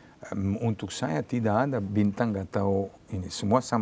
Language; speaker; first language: Indonesian; non-native, learner; Serbian